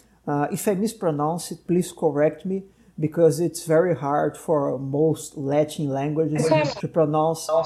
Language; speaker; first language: English; non-native, fluent; Portuguese